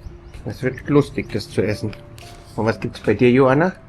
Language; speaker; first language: German; native; German